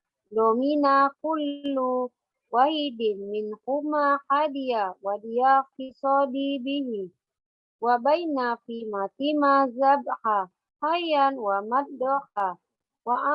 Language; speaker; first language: Arabic; non-native, learner; Indonesian